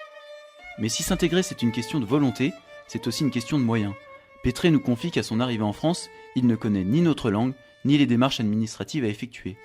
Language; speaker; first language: French; native; French